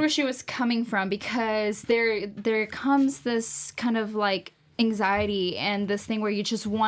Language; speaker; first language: English; native; English